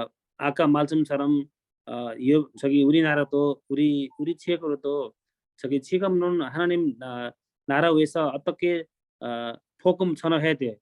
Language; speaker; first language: Korean; non-native, learner; Nepali